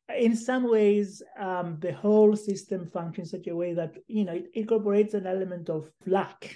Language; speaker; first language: English; non-native, fluent; Greek